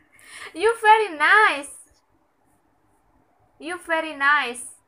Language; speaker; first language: English; non-native, learner; Indonesian